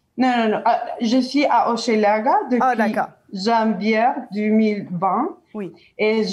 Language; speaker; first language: French; non-native, learner; Spanish